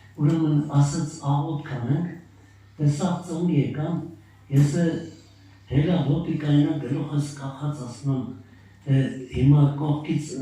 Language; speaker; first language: Armenian; native; Armenian